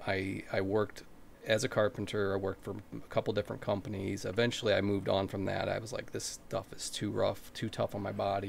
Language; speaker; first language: English; native; English